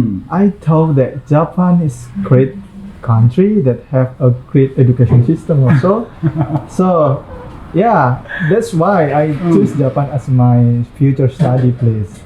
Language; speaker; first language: English; non-native, learner; Indonesian